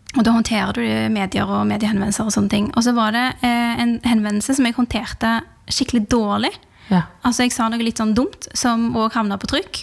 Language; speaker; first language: Norwegian; early bilingual, other home language; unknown